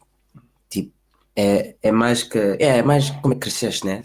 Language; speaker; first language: Portuguese; early bilingual, heritage; Portuguese